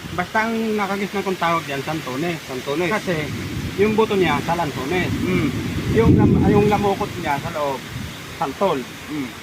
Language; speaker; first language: Filipino; non-native, local second language; Bikol